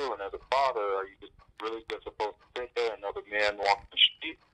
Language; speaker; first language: English; native; English